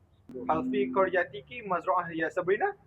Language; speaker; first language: Arabic; non-native, learner; Malay